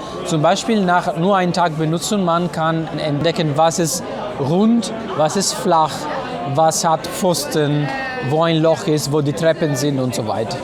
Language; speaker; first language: German; non-native, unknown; Italian